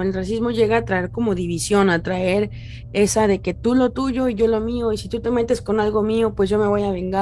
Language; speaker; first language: Spanish; native; Spanish